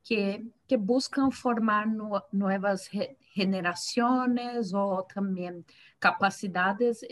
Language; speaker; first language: Spanish; non-native, fluent; Portuguese